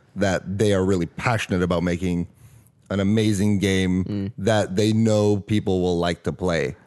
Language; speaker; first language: English; non-native, fluent; Norwegian